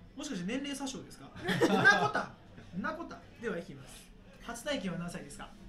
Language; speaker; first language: Japanese; native; Japanese